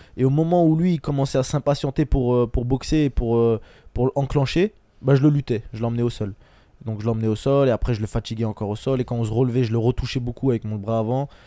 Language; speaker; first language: French; early bilingual, other home language; Chechen